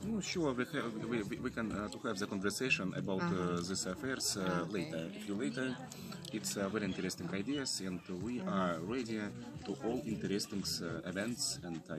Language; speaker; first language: English; non-native, learner; Russian